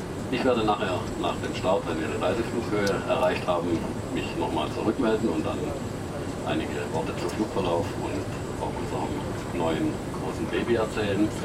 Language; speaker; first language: German; native; German